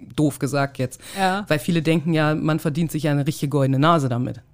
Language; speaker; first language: German; native; German